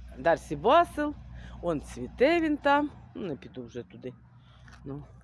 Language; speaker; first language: Ukrainian; native; Ukrainian